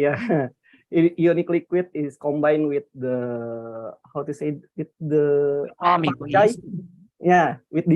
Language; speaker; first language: English; non-native, learner; Indonesian